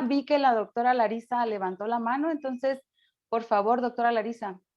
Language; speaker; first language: Spanish; native; Spanish